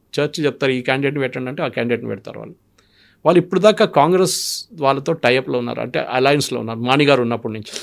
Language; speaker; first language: Telugu; non-native, local second language; Malayalam